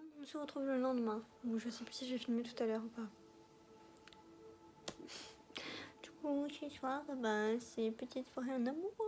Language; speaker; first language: French; native; French